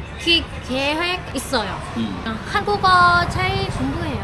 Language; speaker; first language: Korean; non-native, learner; Vietnamese